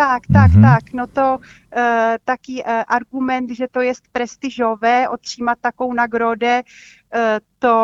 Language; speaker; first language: Polish; non-native, fluent; Czech